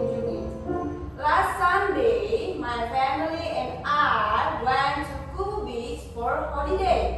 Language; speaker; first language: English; non-native, learner; Indonesian